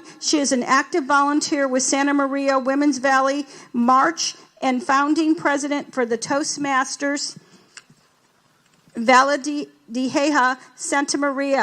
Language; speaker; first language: English; native; English